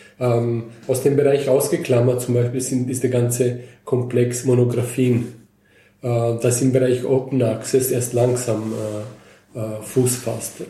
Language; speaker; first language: German; native; German